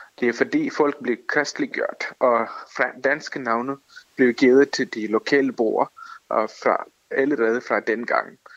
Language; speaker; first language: Danish; non-native, fluent; Tamil